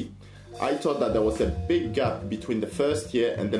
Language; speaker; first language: English; non-native, fluent; French